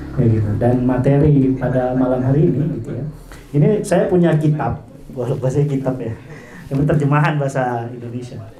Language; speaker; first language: Indonesian; non-native, local second language; Madurese